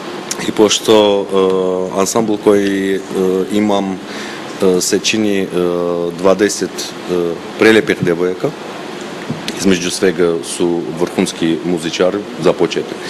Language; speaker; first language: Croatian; non-native, fluent; Armenian